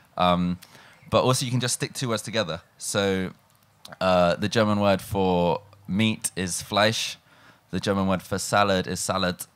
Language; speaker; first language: English; native; English